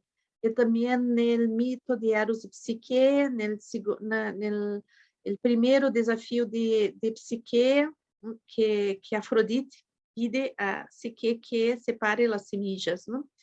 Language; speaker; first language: Spanish; non-native, fluent; Portuguese